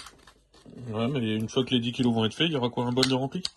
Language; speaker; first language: French; native; French